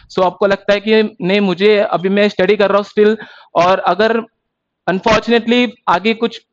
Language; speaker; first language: Hindi; non-native, local second language; Marathi